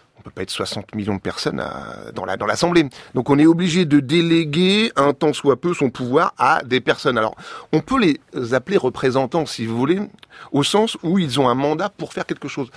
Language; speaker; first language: French; native; French